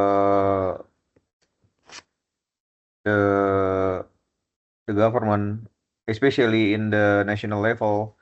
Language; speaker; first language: English; non-native, fluent; Indonesian